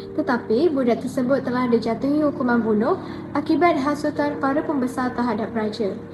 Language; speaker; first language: Malay; native; Malay